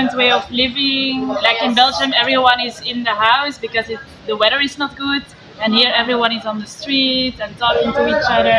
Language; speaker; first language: English; non-native, fluent; Dutch